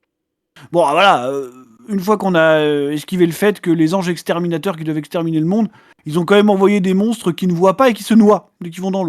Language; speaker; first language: French; native; French